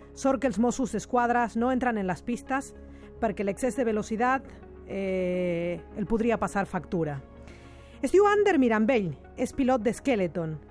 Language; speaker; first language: Catalan; non-native, fluent; Spanish